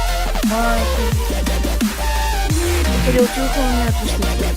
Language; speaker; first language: Bulgarian; native; Bulgarian